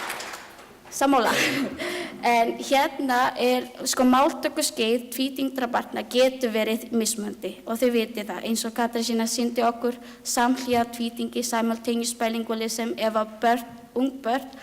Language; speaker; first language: Icelandic; non-native, learner; Filipino